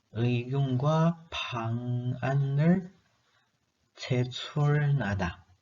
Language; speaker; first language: Korean; non-native, learner; Chinese